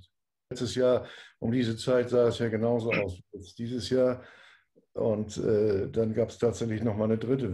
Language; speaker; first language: German; native; German